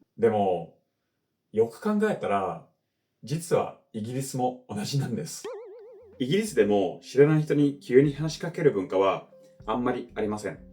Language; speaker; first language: Japanese; non-native, fluent; English